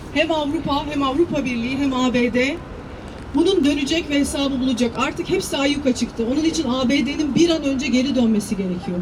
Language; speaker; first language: Turkish; native; Turkish